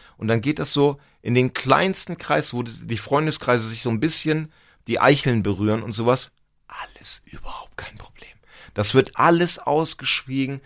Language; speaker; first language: German; native; German